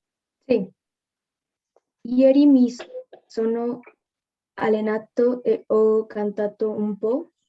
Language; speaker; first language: Italian; non-native, learner; Spanish